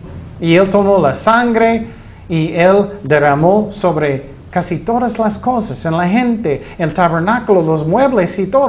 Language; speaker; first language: Spanish; non-native, fluent; English